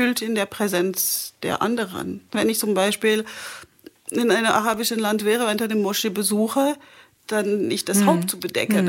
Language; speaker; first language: German; non-native, fluent; French